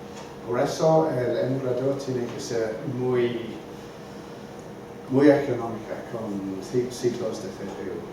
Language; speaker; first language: Spanish; non-native, fluent; English